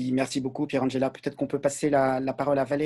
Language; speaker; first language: French; native; French